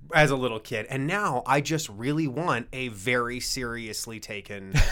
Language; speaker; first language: English; native; English